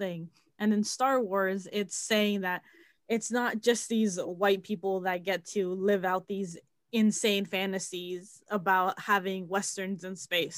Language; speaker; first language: English; native; English